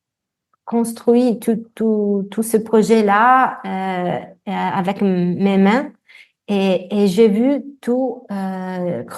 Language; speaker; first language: French; non-native, fluent; Italian